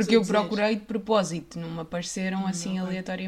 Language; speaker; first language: Portuguese; native; Portuguese